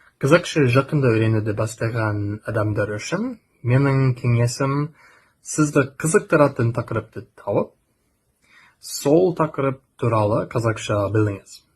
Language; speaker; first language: Kazakh; non-native, learner; English